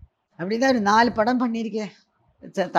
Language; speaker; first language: Tamil; non-native, learner; Malayalam